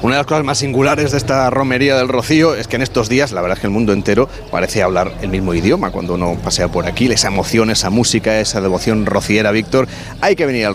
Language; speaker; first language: Spanish; native; Spanish